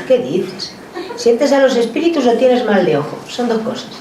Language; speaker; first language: Spanish; native; Spanish